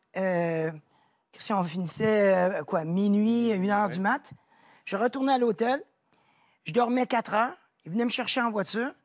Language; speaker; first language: French; native; French